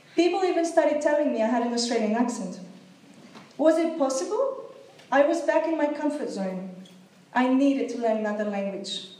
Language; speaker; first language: English; non-native, fluent; Greek